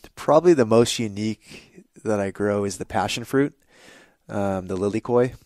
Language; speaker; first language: English; native; English